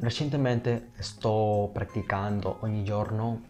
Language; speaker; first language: Italian; non-native, learner; Spanish